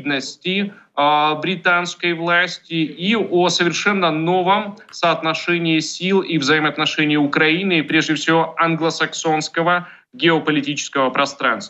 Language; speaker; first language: Russian; native; Russian